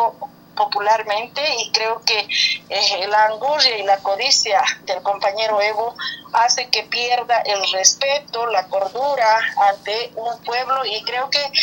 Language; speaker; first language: Spanish; native; Spanish